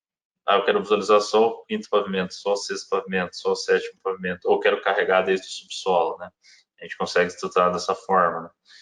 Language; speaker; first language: Portuguese; native; Portuguese